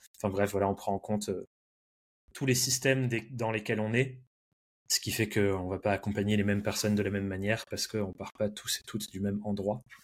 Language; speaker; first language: French; early bilingual, other home language; English